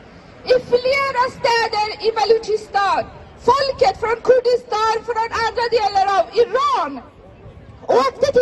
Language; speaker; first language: Swedish; non-native, fluent; Persian